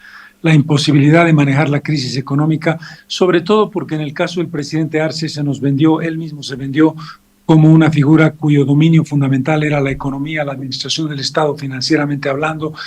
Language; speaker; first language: Spanish; native; Spanish